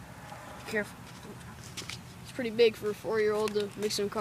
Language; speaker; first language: English; native; English